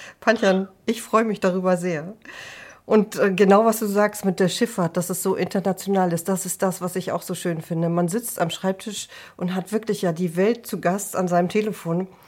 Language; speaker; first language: German; native; German